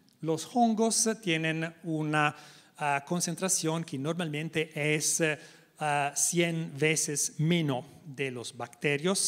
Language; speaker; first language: Spanish; non-native, learner; Italian